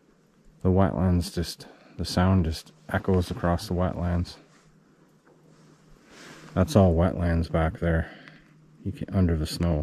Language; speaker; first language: English; native; English